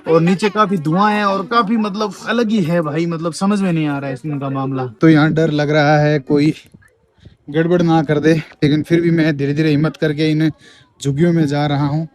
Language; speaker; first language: Hindi; native; Hindi